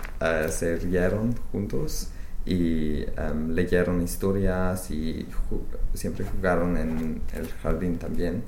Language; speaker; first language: Spanish; non-native, learner; English